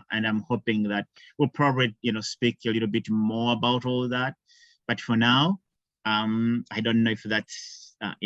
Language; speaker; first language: English; non-native, local second language; Ganda